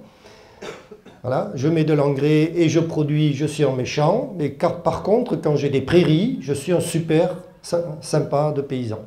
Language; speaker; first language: French; early bilingual, other home language; German